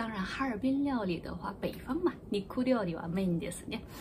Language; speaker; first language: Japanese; non-native, fluent; Chinese